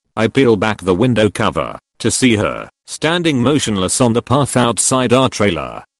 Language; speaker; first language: English; early bilingual, other home language; Serbian